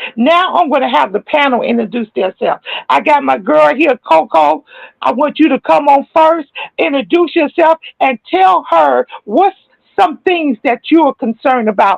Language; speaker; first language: English; native; English